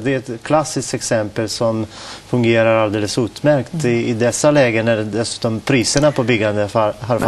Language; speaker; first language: Swedish; non-native, fluent; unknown